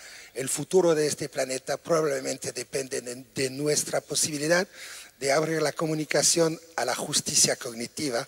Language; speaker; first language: Spanish; non-native, fluent; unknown